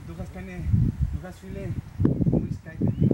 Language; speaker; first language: German; non-native, learner; Spanish